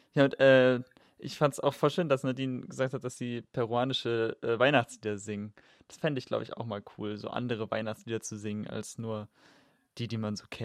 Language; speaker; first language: German; native; German